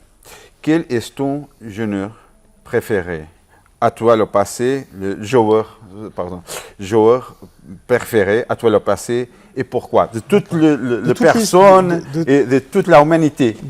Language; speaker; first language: French; non-native, learner; Portuguese